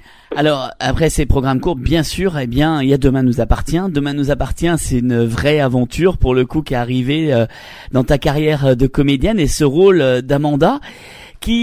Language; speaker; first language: French; native; French